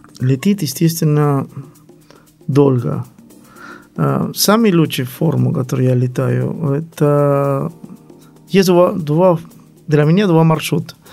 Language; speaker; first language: Russian; non-native, learner; Spanish